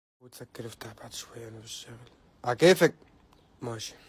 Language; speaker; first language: Arabic; native; Arabic